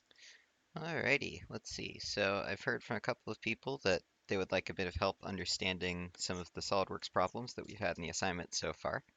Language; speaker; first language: English; native; English